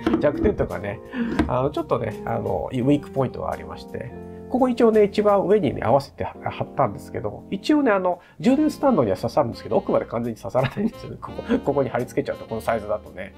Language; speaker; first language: Japanese; native; Japanese